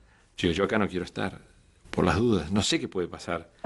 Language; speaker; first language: Spanish; native; Spanish